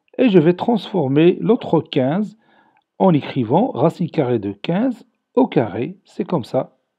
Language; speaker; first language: French; non-native, local second language; Arabic